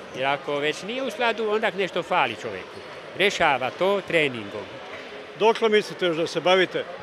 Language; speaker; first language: Bosnian; non-native, local second language; Hungarian